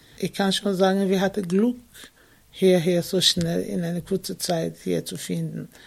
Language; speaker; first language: German; non-native, fluent; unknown